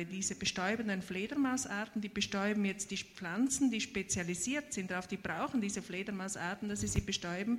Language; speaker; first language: German; native; German